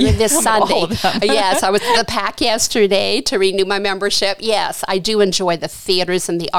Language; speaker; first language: English; native; English